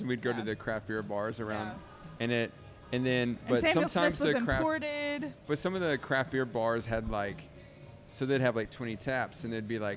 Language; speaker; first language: English; native; English